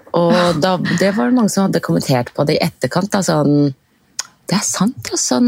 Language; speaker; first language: Norwegian; early bilingual, other home language; Arabic